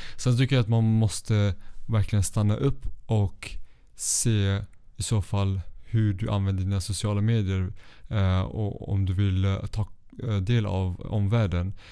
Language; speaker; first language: Swedish; early bilingual, other home language; Kurdish